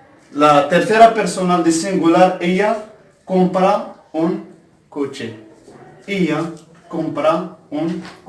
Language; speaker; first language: Spanish; non-native, fluent; Arabic